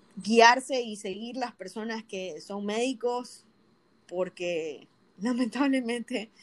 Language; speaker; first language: Spanish; native; Spanish